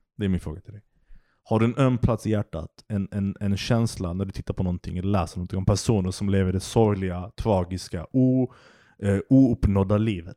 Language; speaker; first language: Swedish; early bilingual, other home language; Turkish